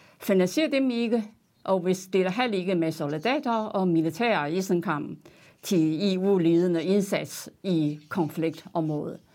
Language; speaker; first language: Danish; non-native, fluent; Chinese